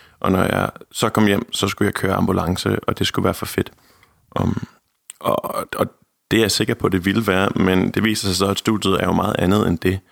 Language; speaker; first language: Danish; native; Danish